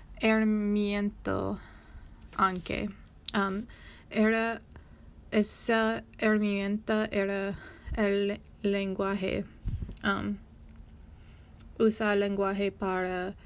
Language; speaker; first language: Spanish; non-native, learner; English